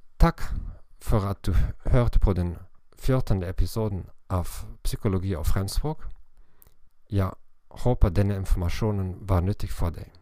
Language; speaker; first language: Norwegian; non-native, learner; German